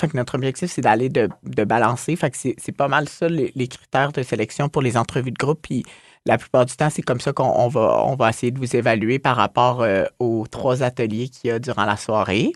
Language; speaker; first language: French; native; French